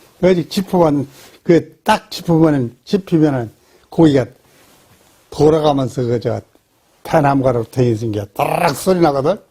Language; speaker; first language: Korean; native; Korean